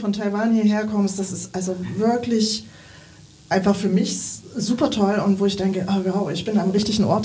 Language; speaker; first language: German; native; German